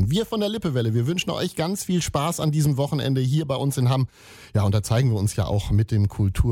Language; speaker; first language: German; native; German